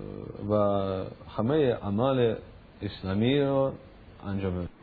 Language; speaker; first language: Persian; non-native, learner; Russian